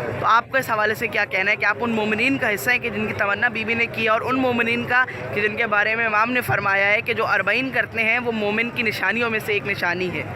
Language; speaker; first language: Urdu; native; Urdu